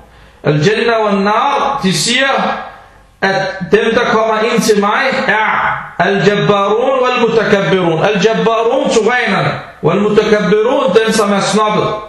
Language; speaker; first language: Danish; early bilingual, other home language; Arabic